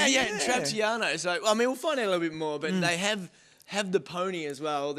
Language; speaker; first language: English; native; English